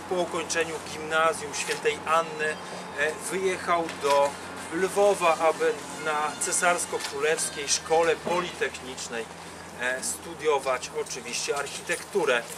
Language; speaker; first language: Polish; native; Polish